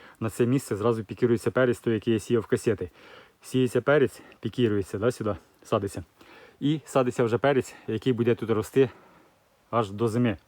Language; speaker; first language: Ukrainian; native; Ukrainian